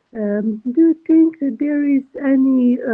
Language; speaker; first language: English; non-native, learner; Portuguese